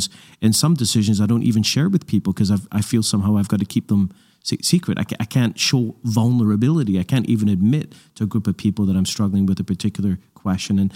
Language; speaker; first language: English; native; English